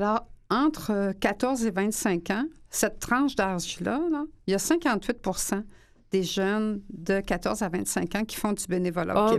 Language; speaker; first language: French; native; French